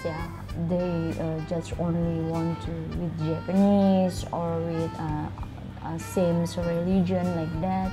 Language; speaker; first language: English; non-native, learner; Indonesian